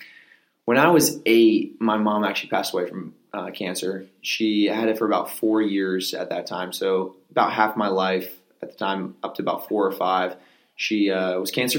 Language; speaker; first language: English; native; English